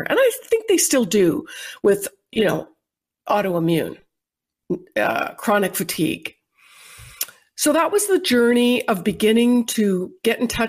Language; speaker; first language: English; native; English